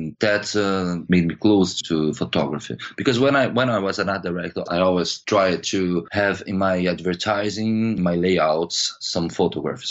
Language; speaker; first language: English; non-native, fluent; Portuguese